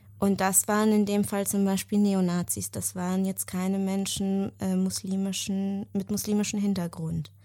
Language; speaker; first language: German; early bilingual, other home language; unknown